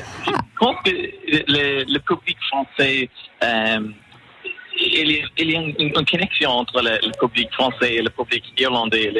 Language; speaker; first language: French; non-native, learner; English